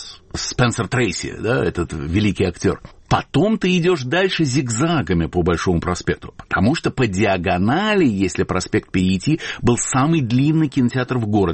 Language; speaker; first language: Russian; native; Russian